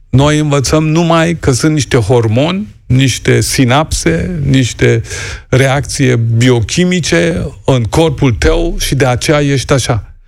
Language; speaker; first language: Romanian; non-native, fluent; German